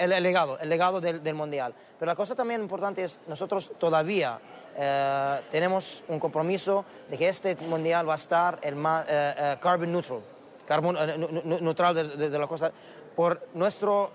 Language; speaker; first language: Spanish; non-native, learner; Arabic